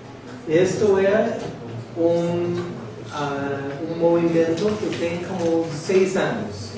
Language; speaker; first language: Portuguese; non-native, fluent; English